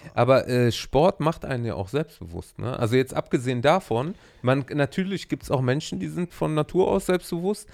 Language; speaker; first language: German; native; German